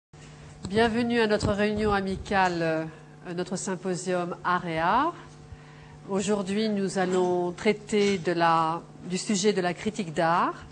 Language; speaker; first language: French; native; French